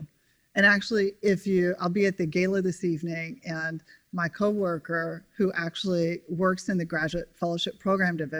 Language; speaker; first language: English; native; English